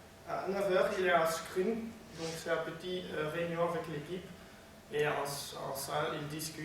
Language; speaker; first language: French; non-native, learner; Dutch